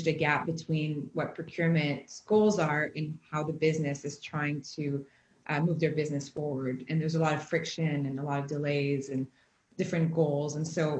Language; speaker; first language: English; native; English